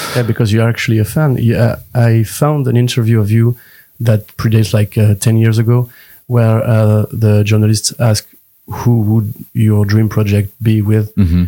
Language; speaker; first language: English; non-native, fluent; French